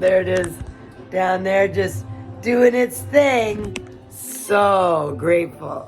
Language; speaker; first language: English; native; English